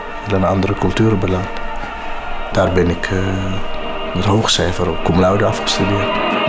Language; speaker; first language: Dutch; non-native, fluent; Amharic